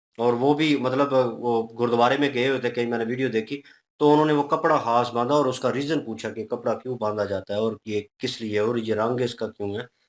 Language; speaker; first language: Urdu; non-native, local second language; Punjabi